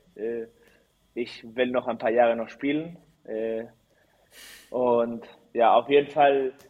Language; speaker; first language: German; early bilingual, heritage; Spanish